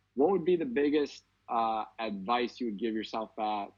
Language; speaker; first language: English; native; English